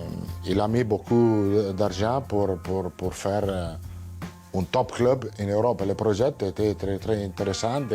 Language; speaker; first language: French; non-native, fluent; Italian